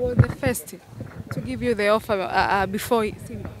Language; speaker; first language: English; non-native, learner; Swahili